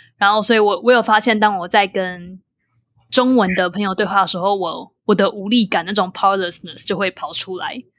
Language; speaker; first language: Chinese; native; Chinese